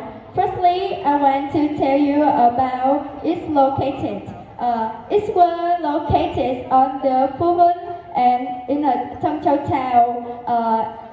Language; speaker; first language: English; non-native, learner; Vietnamese